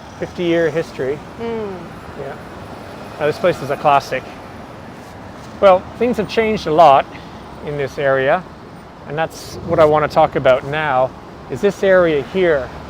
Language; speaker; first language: English; non-native, fluent; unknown